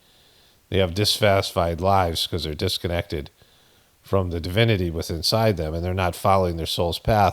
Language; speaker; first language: English; native; English